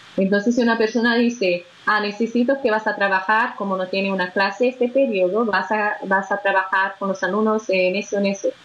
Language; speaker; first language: Spanish; non-native, fluent; Portuguese